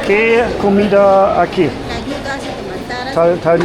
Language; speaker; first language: Spanish; non-native, learner; German